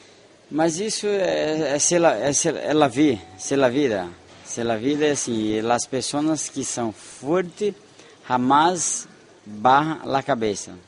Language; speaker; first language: Spanish; non-native, fluent; Portuguese